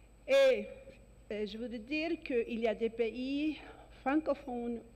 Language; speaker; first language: French; non-native, fluent; Spanish